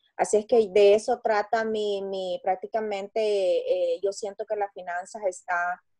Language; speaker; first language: Spanish; native; Spanish